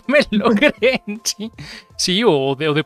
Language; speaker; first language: Spanish; native; Spanish